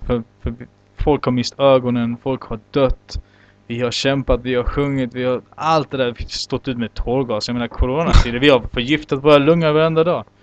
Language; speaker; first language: Swedish; native; Swedish